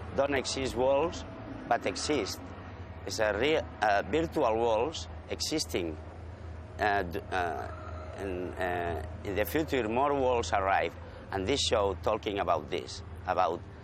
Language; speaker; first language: English; non-native, learner; Spanish